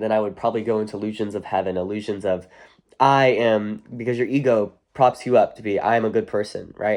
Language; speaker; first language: English; native; English